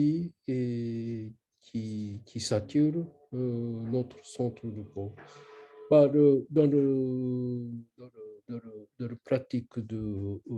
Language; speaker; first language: French; non-native, learner; Japanese